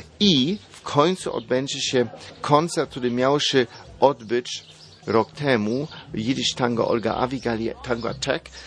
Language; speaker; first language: Polish; non-native, fluent; German